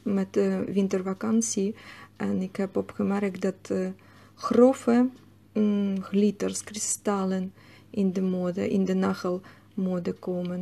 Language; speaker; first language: Dutch; non-native, learner; Russian